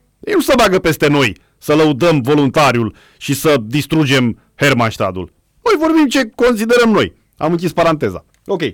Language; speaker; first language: Romanian; native; Romanian